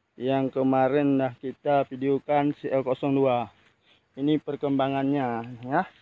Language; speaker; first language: Indonesian; non-native, local second language; Achinese